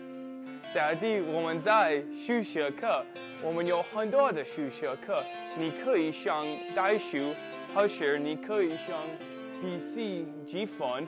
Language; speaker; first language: Chinese; non-native, learner; English